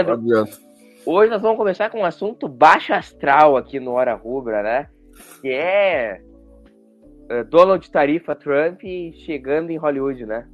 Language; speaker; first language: Portuguese; native; Portuguese